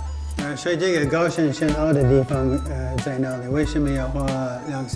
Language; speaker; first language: Chinese; non-native, learner; English